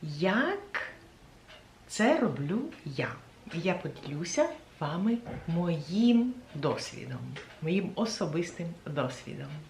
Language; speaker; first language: Ukrainian; native; Ukrainian